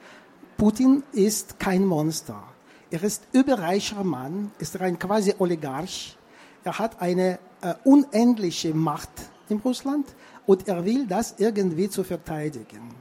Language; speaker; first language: German; non-native, fluent; Russian